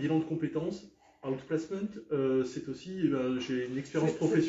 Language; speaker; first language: French; native; French